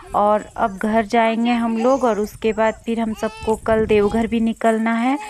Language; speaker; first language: Hindi; native; Hindi